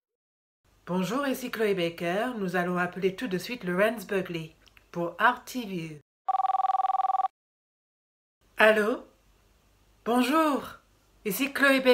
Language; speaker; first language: French; native; French